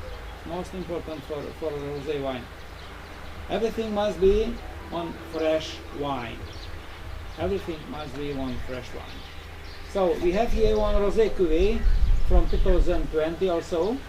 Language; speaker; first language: English; non-native, learner; Romanian